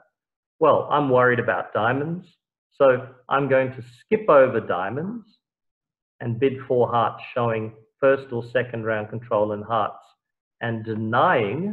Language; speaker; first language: English; native; English